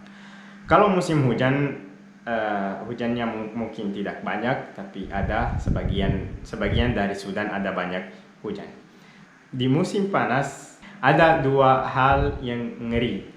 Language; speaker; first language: Indonesian; non-native, fluent; Arabic